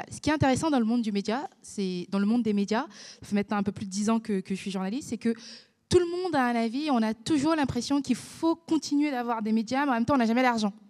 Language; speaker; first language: French; native; French